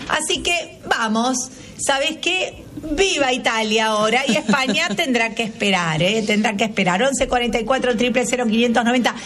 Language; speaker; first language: Spanish; native; Spanish